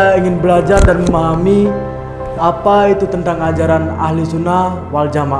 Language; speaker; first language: Indonesian; native; Indonesian